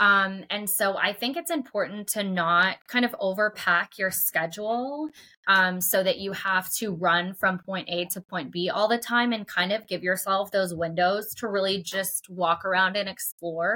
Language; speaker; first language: English; native; English